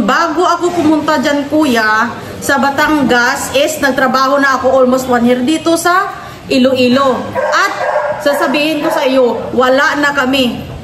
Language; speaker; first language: Filipino; non-native, local second language; Hiligaynon